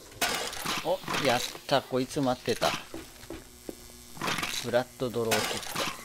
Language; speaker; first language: Japanese; native; Japanese